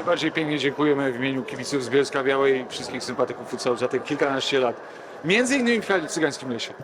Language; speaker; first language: Polish; native; Polish